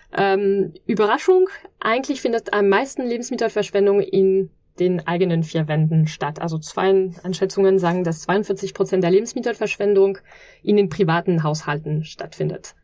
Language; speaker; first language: German; non-native, fluent; French